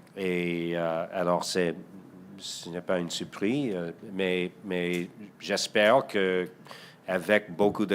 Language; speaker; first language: French; non-native, fluent; English